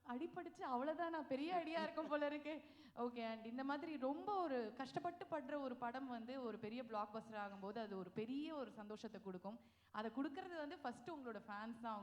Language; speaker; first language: Tamil; native; Tamil